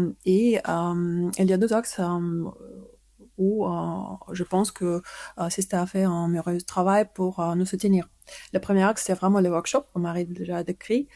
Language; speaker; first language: French; non-native, fluent; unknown